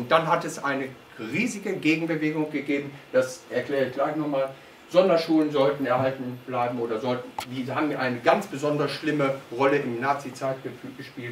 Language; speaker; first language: German; native; German